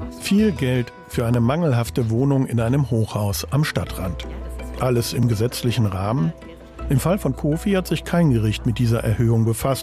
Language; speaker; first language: German; native; German